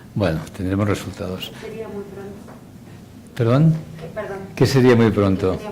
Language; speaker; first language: Spanish; non-native, local second language; Catalan